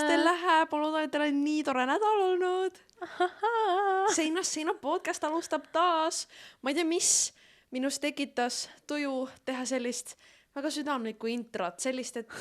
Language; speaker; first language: Estonian; native; Estonian